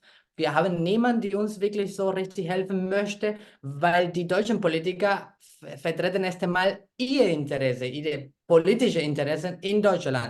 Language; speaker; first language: German; non-native, fluent; Spanish